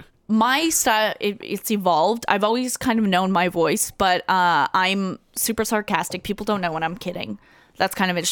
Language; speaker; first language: English; early bilingual, other home language; Russian